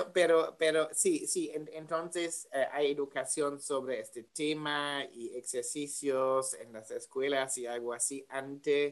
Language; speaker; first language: Spanish; non-native, learner; German